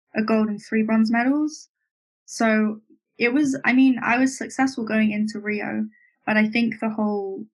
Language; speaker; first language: English; native; English